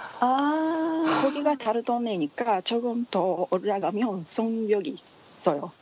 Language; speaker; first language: Korean; non-native, learner; Japanese